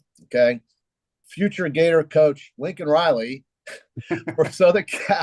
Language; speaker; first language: English; native; English